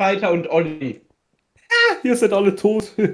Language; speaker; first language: German; native; German